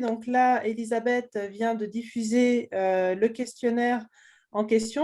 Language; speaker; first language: French; native; French